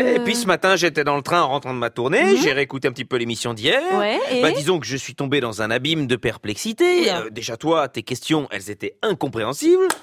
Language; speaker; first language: French; native; French